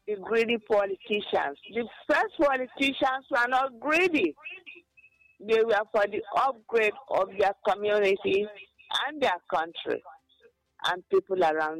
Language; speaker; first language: English; non-native, local second language; Igbo